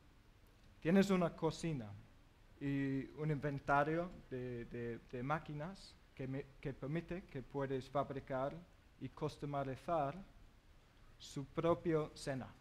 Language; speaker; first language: Spanish; non-native, learner; English